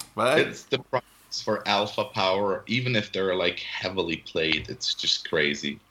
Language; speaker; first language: English; non-native, fluent; Swiss German